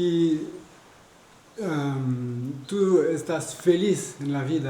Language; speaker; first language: Spanish; non-native, learner; French